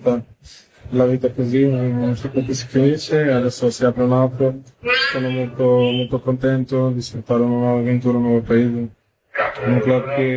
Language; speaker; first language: Italian; non-native, fluent; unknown